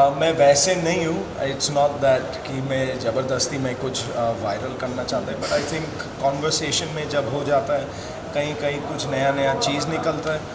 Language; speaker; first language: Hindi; non-native, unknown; English